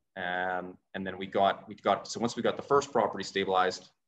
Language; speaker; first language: English; native; English